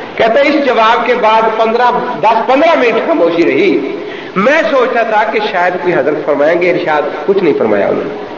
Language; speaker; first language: Urdu; non-native, local second language; Punjabi